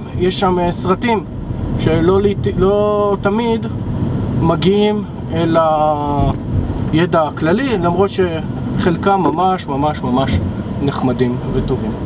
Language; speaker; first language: Hebrew; native; Hebrew